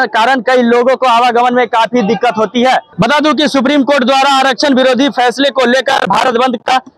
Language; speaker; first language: Hindi; native; Hindi